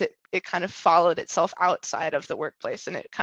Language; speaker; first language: English; native; English